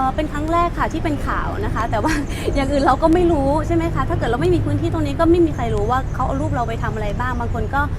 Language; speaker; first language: Thai; native; Thai